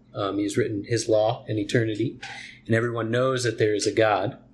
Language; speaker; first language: English; native; English